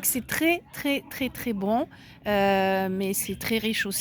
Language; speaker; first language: French; native; French